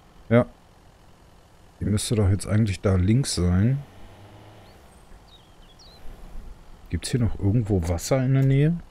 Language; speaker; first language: German; native; German